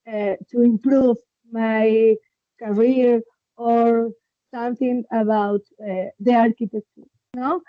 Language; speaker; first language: English; non-native, learner; Spanish